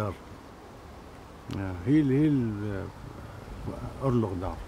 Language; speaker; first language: Dutch; non-native, learner; Arabic